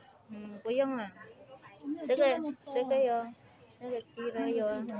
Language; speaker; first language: Chinese; non-native, learner; Indonesian